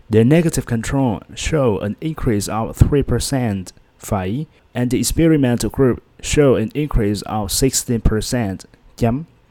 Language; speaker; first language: English; non-native, fluent; Vietnamese